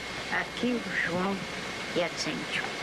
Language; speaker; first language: Portuguese; non-native, learner; Polish